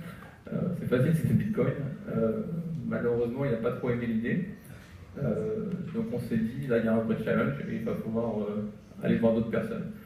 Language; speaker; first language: French; native; French